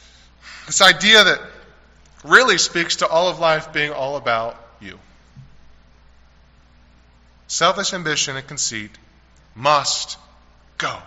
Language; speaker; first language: English; native; English